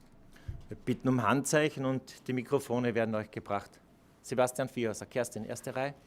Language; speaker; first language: German; native; German